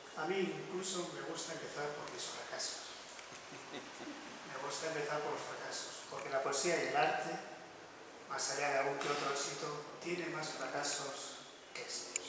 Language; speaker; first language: Spanish; non-native, local second language; Basque